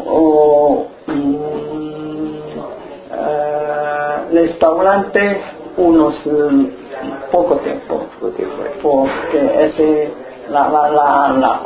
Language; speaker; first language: Spanish; non-native, learner; Chinese